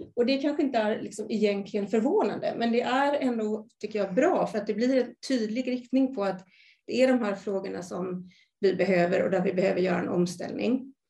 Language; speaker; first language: Swedish; native; Swedish